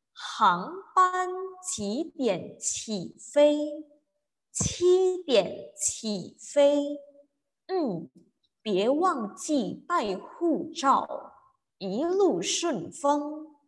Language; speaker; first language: Chinese; non-native, fluent; Indonesian